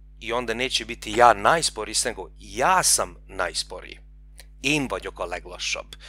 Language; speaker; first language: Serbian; non-native, local second language; Hungarian